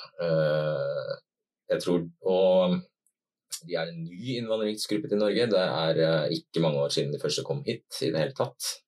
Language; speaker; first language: Norwegian; native; Norwegian